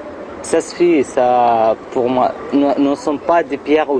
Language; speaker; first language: French; non-native, learner; Arabic